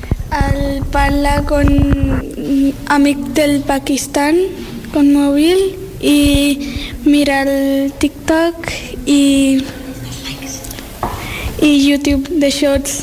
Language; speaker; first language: Catalan; non-native, learner; Urdu